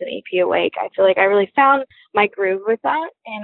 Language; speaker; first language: English; native; English